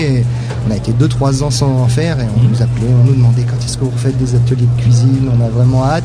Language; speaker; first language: French; native; French